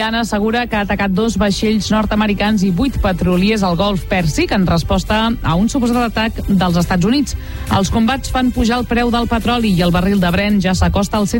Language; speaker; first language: Catalan; native; Catalan